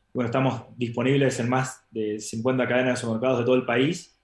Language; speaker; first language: Spanish; native; Spanish